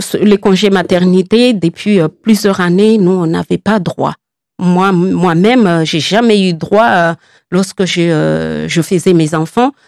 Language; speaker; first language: French; non-native, local second language; Comorian